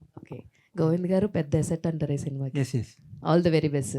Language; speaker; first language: Telugu; native; Telugu